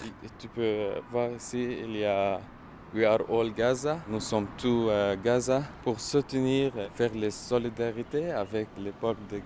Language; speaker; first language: French; non-native, fluent; Arabic